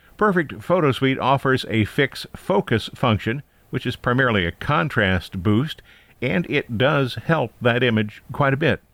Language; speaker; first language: English; native; English